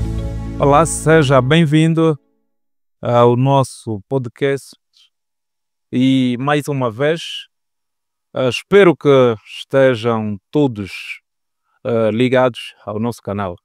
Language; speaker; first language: Portuguese; native; Portuguese